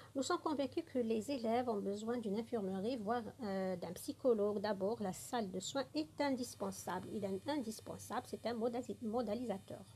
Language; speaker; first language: French; non-native, local second language; Arabic